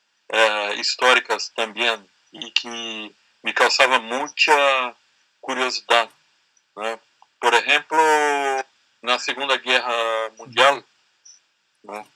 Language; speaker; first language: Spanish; non-native, learner; Portuguese